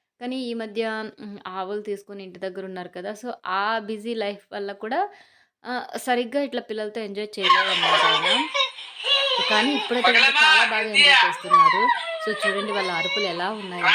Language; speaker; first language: Telugu; native; Telugu